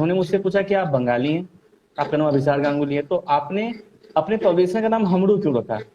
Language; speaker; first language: Hindi; non-native, local second language; Bangla